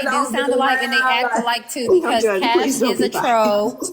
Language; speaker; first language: English; native; English